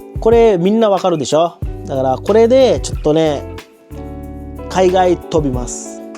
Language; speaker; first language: Japanese; non-native, fluent; Sinhala